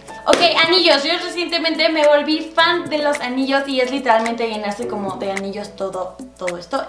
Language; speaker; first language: Spanish; native; Spanish